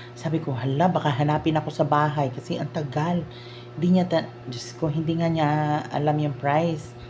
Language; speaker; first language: Filipino; non-native, local second language; Cebuano